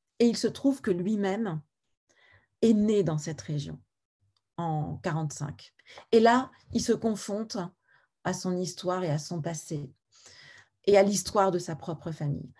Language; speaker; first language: French; native; French